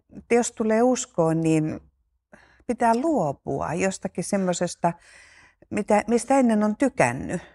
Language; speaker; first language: Finnish; native; Finnish